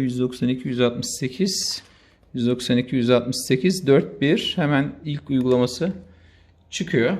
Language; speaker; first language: Turkish; native; Turkish